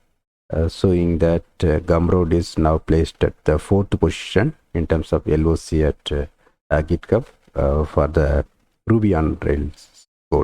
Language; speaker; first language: English; non-native, local second language; Tamil